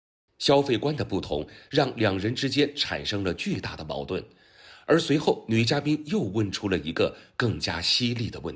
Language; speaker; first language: Chinese; native; Chinese